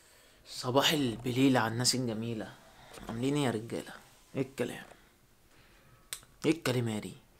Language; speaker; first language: Arabic; native; Arabic